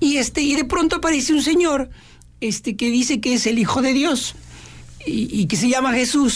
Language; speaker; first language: Spanish; native; Spanish